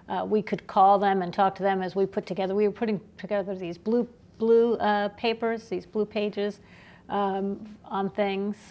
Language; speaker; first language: English; native; English